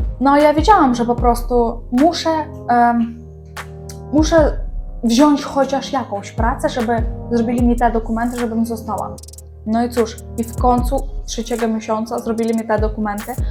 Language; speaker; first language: Polish; non-native, learner; Ukrainian